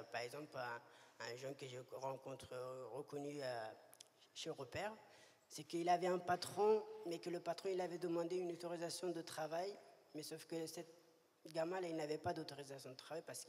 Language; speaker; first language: French; early bilingual, other home language; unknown